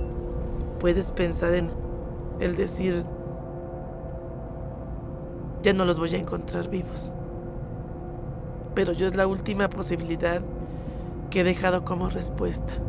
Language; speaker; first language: Spanish; native; Spanish